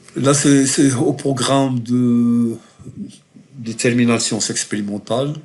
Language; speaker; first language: French; non-native, local second language; Arabic